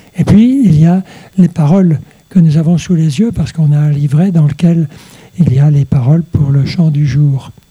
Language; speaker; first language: French; native; French